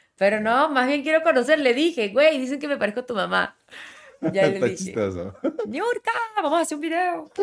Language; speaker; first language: Spanish; native; Spanish